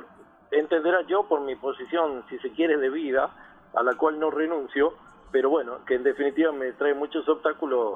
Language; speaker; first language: Spanish; native; Spanish